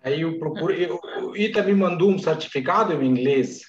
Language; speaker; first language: Portuguese; non-native, fluent; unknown